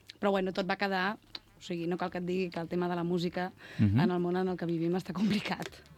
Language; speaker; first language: Catalan; native; Catalan